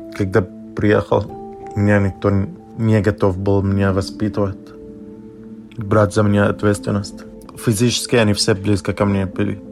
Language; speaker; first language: Russian; non-native, fluent; Arabic